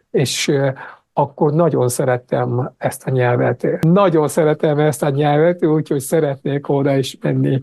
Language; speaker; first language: Hungarian; non-native, fluent; Japanese